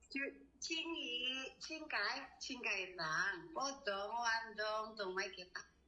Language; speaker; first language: Cantonese; non-native, learner; Indonesian